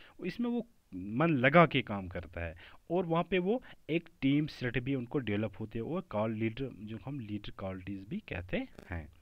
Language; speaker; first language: Hindi; non-native, local second language; Kashmiri